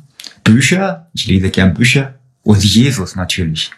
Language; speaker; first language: German; non-native, fluent; Chinese